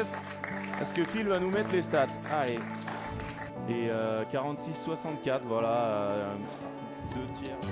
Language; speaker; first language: French; native; French